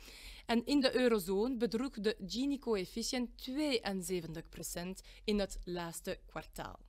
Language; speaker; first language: Dutch; non-native, local second language; French